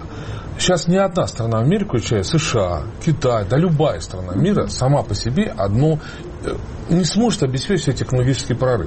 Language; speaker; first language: Russian; native; Russian